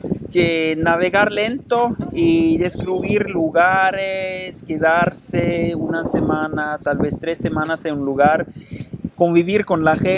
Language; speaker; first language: Spanish; non-native, fluent; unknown